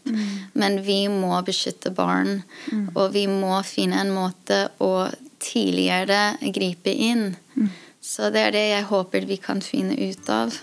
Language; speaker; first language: Norwegian; non-native, fluent; English